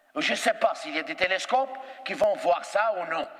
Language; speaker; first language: French; non-native, local second language; Arabic